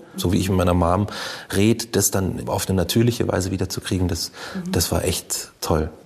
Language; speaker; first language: German; native; German